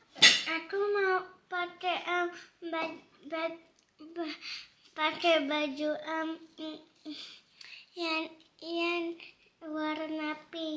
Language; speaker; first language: Indonesian; early bilingual, heritage; Indonesian